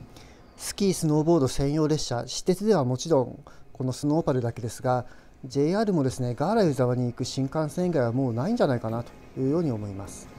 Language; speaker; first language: Japanese; native; Japanese